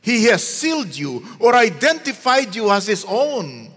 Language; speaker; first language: English; non-native, local second language; Filipino